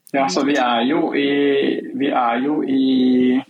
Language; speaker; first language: Norwegian; non-native, fluent; Kinyarwanda